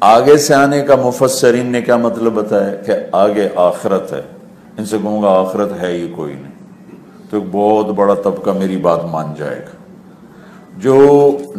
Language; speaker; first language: Urdu; non-native, local second language; Punjabi